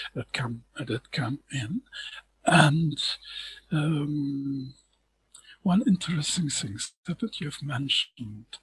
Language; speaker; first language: English; non-native, fluent; German